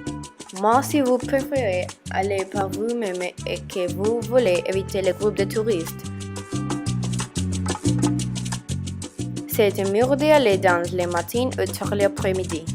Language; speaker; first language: French; non-native, learner; Spanish